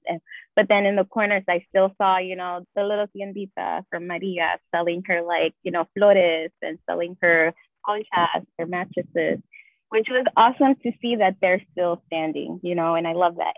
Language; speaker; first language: English; early bilingual, other home language; Spanish